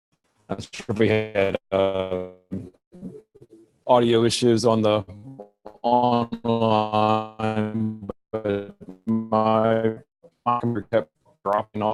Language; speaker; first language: English; native; English